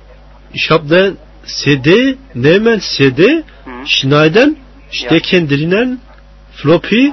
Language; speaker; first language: German; non-native, learner; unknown